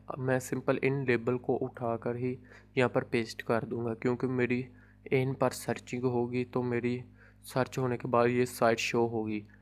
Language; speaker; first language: Urdu; non-native, local second language; Punjabi